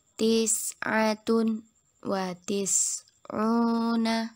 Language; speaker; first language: Arabic; non-native, fluent; Indonesian